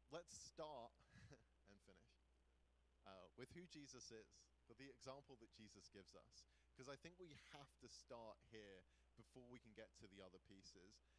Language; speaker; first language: English; native; English